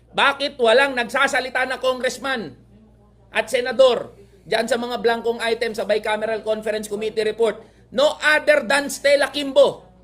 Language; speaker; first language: Filipino; native; Filipino